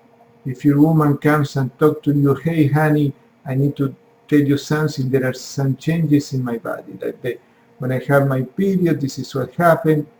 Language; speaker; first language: English; non-native, fluent; Spanish